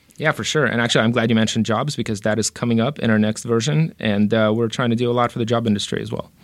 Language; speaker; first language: English; early bilingual, other home language; Russian